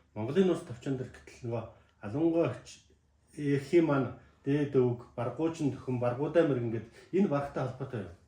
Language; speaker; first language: Mongolian; native; Mongolian